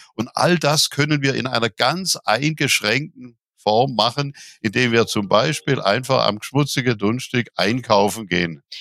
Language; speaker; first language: German; native; German